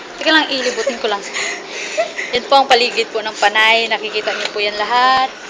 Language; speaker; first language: Filipino; non-native, local second language; Hiligaynon